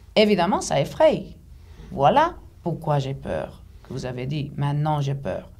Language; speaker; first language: French; non-native, fluent; Greek